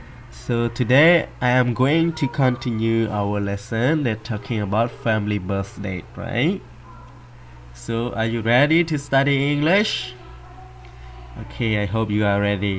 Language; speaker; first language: English; non-native, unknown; Khmer